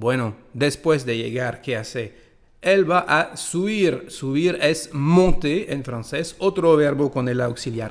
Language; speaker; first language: Spanish; non-native, fluent; French